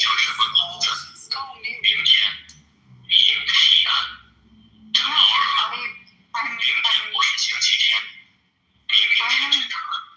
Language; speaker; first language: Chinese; non-native, learner; English